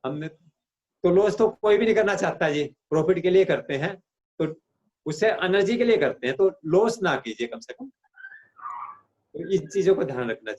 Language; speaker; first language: Hindi; native; Hindi